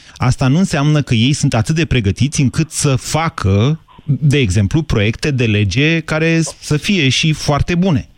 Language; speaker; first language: Romanian; native; Romanian